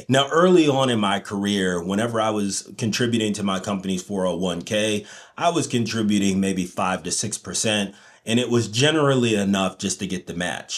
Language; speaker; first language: English; native; English